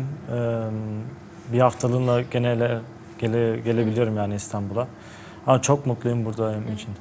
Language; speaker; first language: Turkish; early bilingual, heritage; Turkish